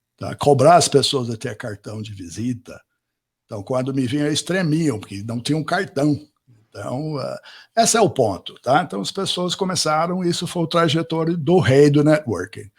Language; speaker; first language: Portuguese; non-native, fluent; English